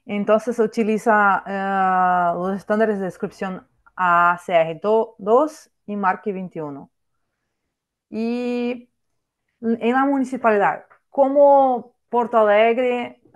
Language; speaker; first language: Spanish; non-native, fluent; Portuguese